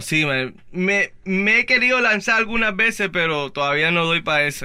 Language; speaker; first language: Spanish; early bilingual, heritage; Spanish